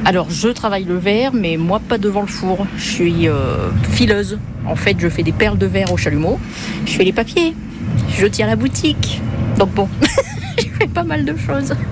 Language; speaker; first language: French; native; French